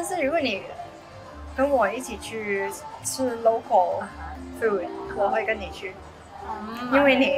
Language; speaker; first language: Chinese; early bilingual, heritage; Cantonese